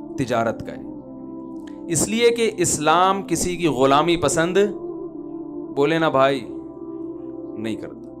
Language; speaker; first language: Urdu; native; Urdu